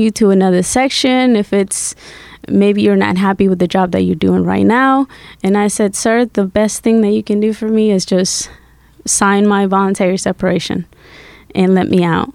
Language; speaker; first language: English; non-native, fluent; Spanish